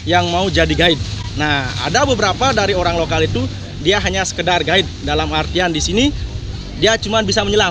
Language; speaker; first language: Indonesian; non-native, local second language; Balinese